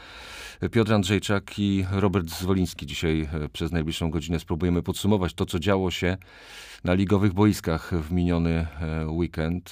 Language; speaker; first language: Polish; native; Polish